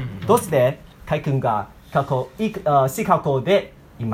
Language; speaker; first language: Japanese; non-native, learner; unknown